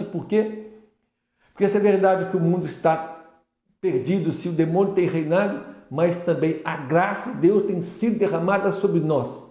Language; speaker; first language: Portuguese; native; Portuguese